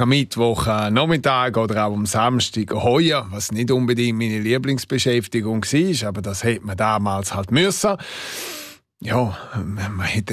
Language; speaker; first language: German; non-native, local second language; Romansh